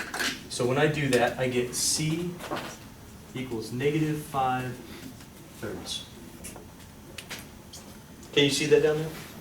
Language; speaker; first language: English; native; English